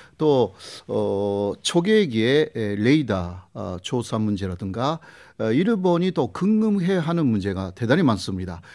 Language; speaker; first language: Korean; non-native, fluent; Japanese